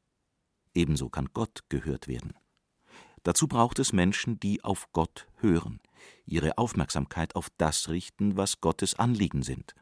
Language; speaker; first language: German; native; German